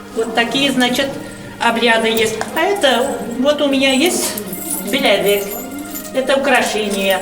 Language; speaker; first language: Russian; non-native, local second language; Bashkir